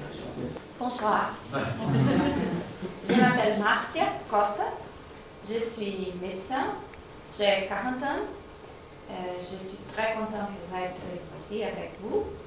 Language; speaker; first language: French; non-native, learner; Portuguese